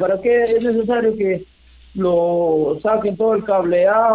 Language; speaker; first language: Spanish; native; Spanish